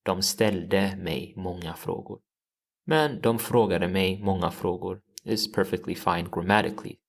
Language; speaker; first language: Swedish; non-native, fluent; English